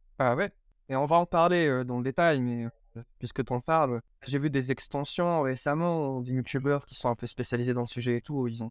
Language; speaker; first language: French; non-native, local second language; Arabic